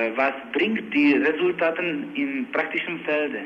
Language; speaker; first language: German; non-native, learner; Czech